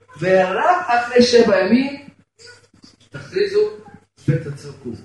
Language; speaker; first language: Hebrew; non-native, fluent; Russian